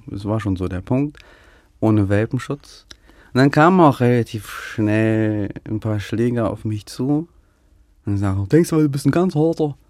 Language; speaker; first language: German; early bilingual, other home language; Russian